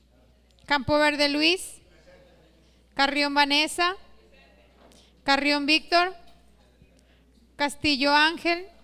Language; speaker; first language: Spanish; native; Spanish